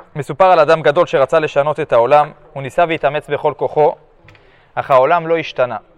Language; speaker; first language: Hebrew; early bilingual, other home language; French